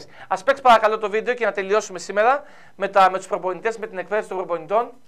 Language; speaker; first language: Greek; native; Greek